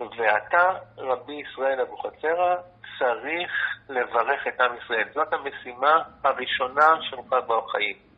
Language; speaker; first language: Hebrew; native; Hebrew